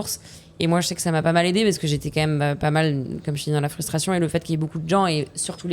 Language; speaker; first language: French; native; French